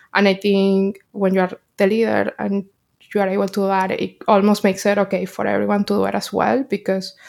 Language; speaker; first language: English; non-native, fluent; Spanish